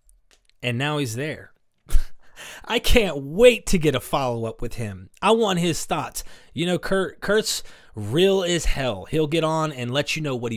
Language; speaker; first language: English; native; English